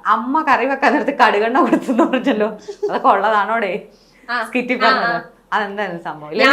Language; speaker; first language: Malayalam; native; Malayalam